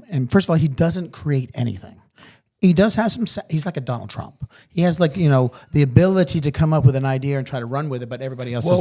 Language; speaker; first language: English; native; English